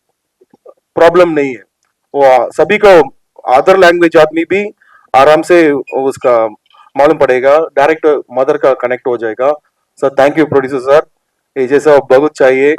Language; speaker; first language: Hindi; non-native, local second language; Telugu